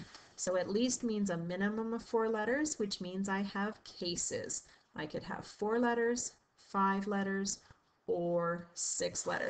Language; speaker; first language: English; native; English